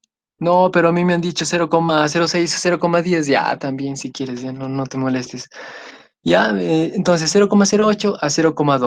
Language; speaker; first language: Spanish; native; Spanish